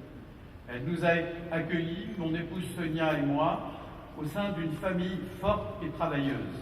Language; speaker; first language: French; native; French